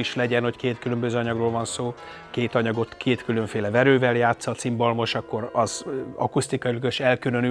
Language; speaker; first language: Hungarian; native; Hungarian